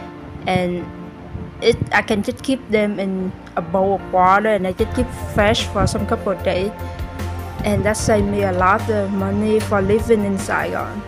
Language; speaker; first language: English; non-native, learner; Vietnamese